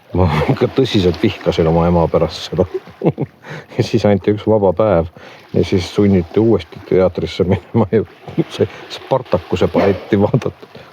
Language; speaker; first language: Estonian; native; Estonian